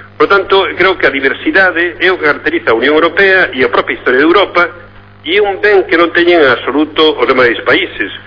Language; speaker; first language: Galician; native; Galician